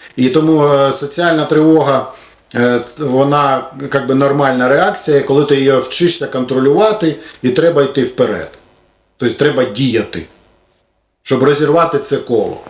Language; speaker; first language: Ukrainian; non-native, local second language; Russian